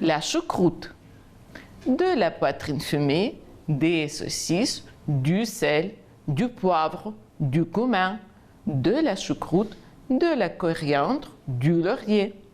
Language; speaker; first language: French; non-native, fluent; Ukrainian